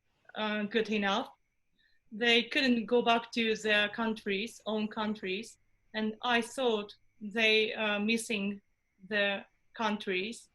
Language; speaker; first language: English; non-native, fluent; Japanese